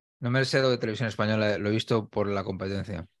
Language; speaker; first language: Spanish; native; Spanish